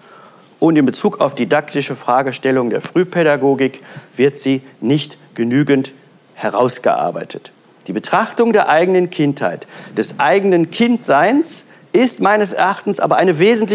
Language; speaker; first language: German; native; German